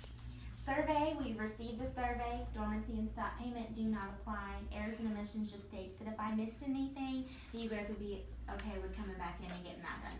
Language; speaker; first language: English; native; English